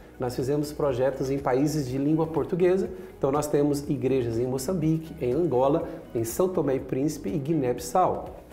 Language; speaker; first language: Portuguese; native; Portuguese